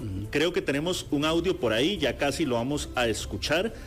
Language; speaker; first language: Spanish; native; Spanish